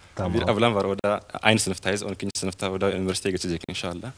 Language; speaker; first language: Turkish; non-native, fluent; Oromo